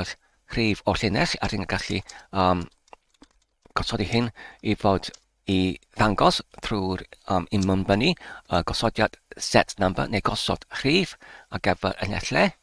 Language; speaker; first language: Welsh; non-native, learner; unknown